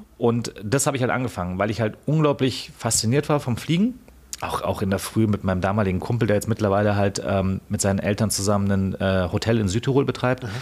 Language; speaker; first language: German; native; German